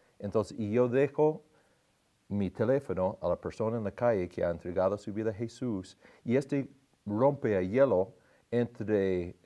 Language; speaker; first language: Spanish; non-native, fluent; English